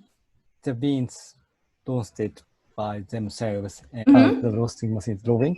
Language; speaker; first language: English; non-native, fluent; Japanese